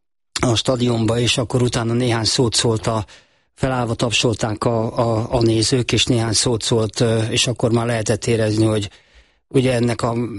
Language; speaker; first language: Hungarian; native; Hungarian